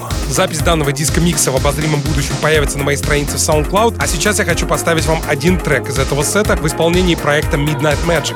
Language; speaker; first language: Russian; native; Russian